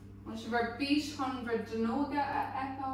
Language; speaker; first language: Irish; non-native, local second language; English